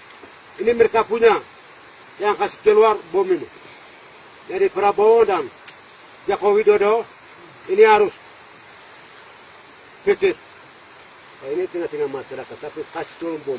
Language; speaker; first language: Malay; non-native, local second language; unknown